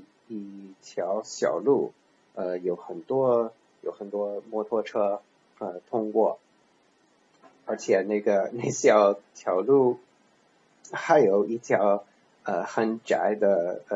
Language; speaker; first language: Chinese; non-native, learner; English